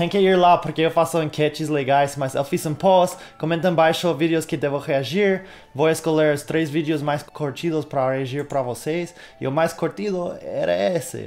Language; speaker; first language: Portuguese; non-native, learner; English